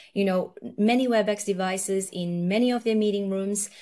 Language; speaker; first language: English; early bilingual, other home language; Nepali